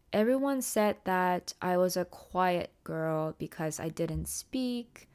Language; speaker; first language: English; early bilingual, other home language; Japanese